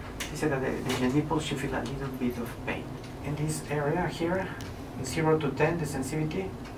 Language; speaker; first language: English; non-native, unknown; Spanish